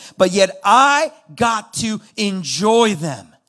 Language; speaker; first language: English; non-native, fluent; Persian